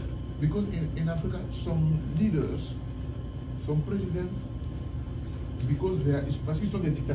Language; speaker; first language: English; non-native, learner; French